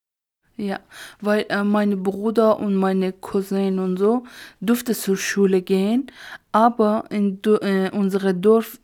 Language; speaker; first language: German; non-native, learner; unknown